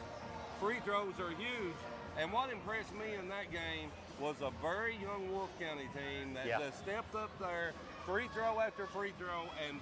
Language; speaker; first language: English; native; English